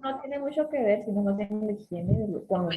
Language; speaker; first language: Spanish; native; Spanish